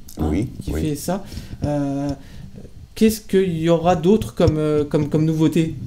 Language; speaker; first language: French; native; French